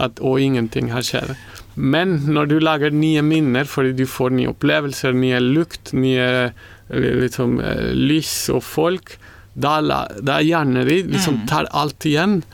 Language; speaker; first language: Norwegian; non-native, fluent; Spanish